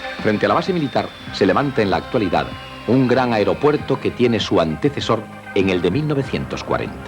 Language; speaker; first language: Spanish; native; Spanish